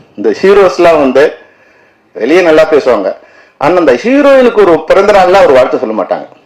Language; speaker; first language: Tamil; native; Tamil